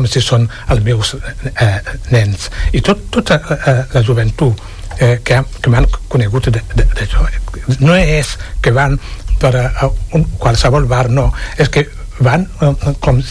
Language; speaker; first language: Catalan; non-native, fluent; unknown